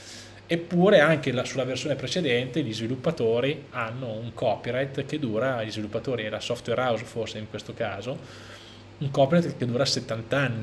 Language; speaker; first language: Italian; native; Italian